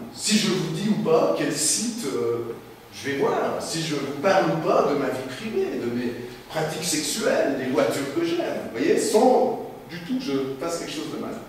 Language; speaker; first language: French; native; French